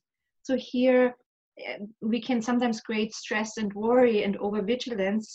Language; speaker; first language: English; non-native, fluent; German